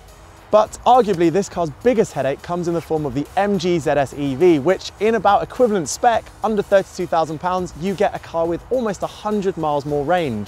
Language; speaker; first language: English; native; English